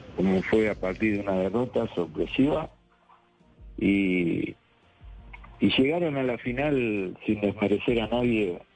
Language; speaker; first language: Spanish; native; Spanish